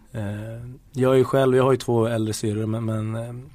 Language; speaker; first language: Swedish; native; Swedish